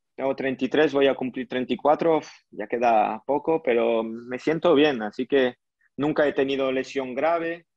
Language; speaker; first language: Spanish; early bilingual, heritage; French